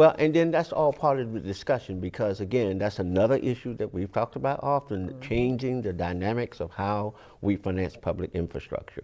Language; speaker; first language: English; native; English